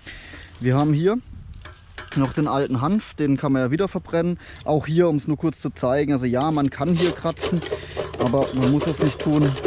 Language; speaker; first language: German; native; German